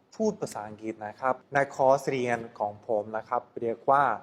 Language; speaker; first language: Thai; non-native, fluent; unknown